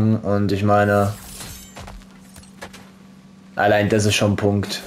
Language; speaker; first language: German; native; German